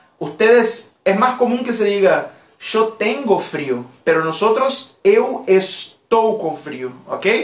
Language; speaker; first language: Spanish; non-native, fluent; Portuguese